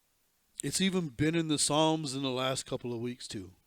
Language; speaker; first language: English; native; English